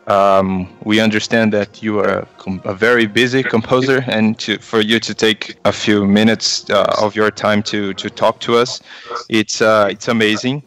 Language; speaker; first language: English; non-native, fluent; Portuguese